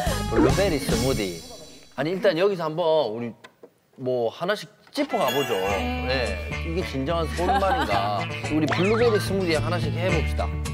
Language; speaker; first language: Korean; native; Korean